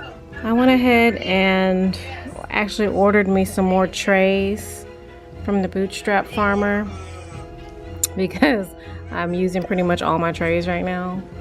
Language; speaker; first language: English; native; English